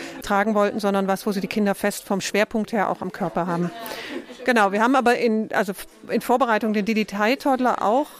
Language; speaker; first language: German; native; German